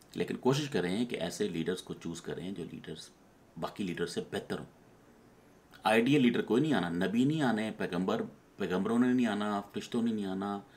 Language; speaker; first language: Urdu; native; Urdu